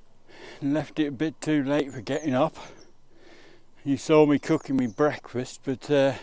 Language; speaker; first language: English; native; English